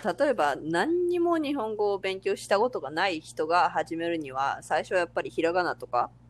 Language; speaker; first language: Japanese; non-native, fluent; English